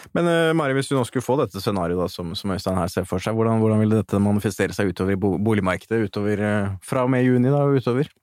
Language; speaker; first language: Norwegian; native; Norwegian